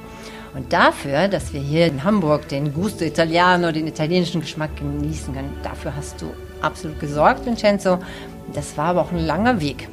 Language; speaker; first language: German; native; German